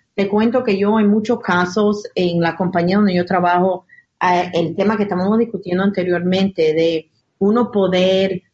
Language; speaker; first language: Spanish; early bilingual, heritage; Spanish